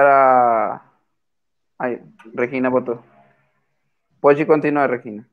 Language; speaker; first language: Portuguese; non-native, fluent; Spanish